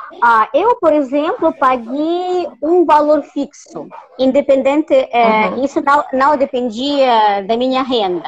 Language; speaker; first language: Portuguese; non-native, fluent; Russian